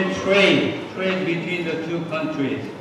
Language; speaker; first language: English; non-native, fluent; Korean